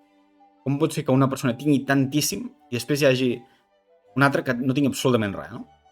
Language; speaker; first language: Catalan; native; Catalan